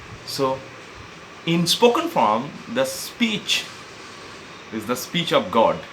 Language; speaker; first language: English; non-native, local second language; Bangla